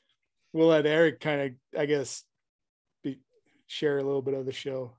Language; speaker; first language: English; native; English